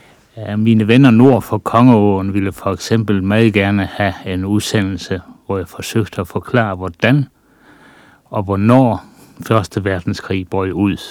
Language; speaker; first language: Danish; native; Danish